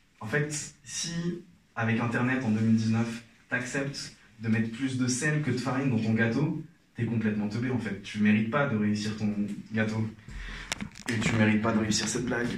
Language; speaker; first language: French; non-native, local second language; Arabic